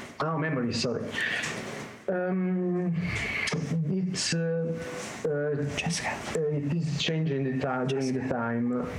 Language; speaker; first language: English; non-native, learner; Italian